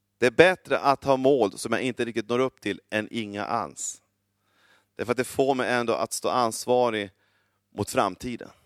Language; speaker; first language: Swedish; native; Swedish